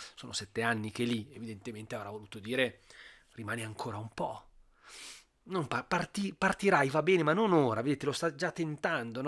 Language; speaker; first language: Italian; native; Italian